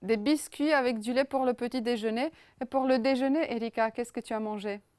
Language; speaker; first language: French; non-native, fluent; Romanian